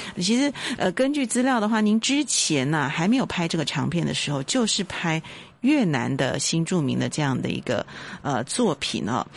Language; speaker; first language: Chinese; native; Chinese